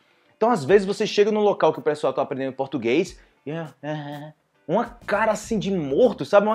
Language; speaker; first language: Portuguese; native; Portuguese